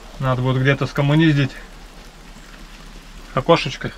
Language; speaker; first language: Russian; native; Russian